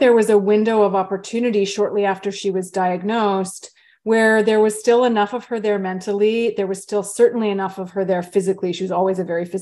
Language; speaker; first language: English; native; English